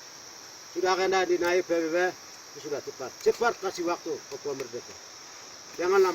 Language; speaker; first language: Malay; non-native, local second language; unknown